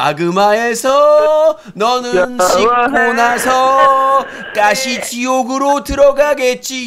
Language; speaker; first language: Korean; native; Korean